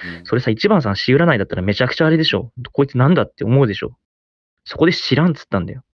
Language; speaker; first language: Japanese; native; Japanese